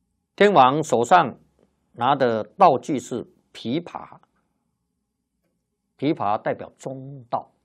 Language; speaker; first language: Chinese; native; Chinese